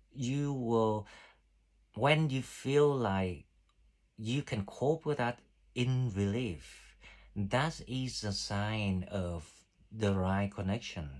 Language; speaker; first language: English; non-native, fluent; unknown